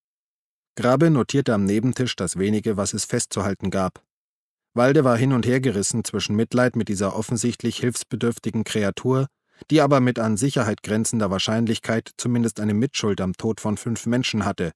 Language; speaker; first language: German; native; German